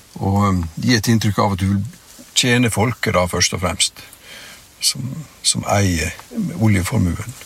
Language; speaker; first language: Norwegian; native; Norwegian